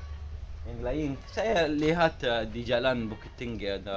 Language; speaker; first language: Indonesian; non-native, learner; Arabic